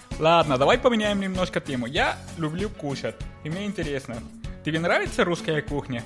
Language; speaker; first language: Russian; non-native, fluent; Spanish